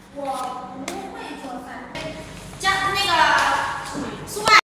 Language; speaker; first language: Chinese; native; Chinese